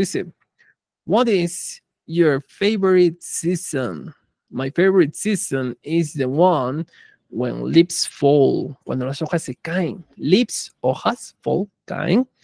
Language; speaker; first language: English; non-native, fluent; Spanish